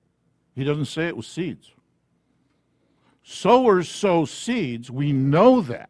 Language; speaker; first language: English; native; English